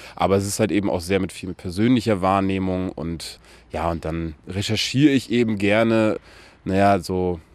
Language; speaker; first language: German; native; German